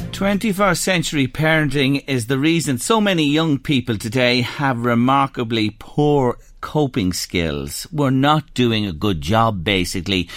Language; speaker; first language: English; native; English